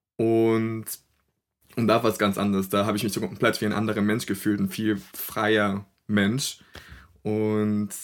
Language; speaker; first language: German; non-native, fluent; Portuguese